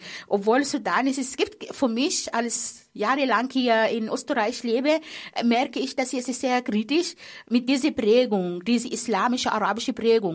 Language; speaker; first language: German; non-native, fluent; Arabic